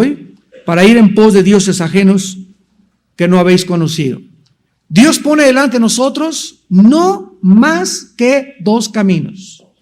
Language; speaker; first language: Spanish; native; Spanish